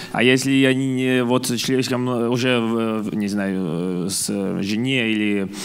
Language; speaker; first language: Russian; non-native, fluent; Latvian